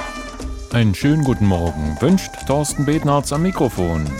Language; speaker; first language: German; native; German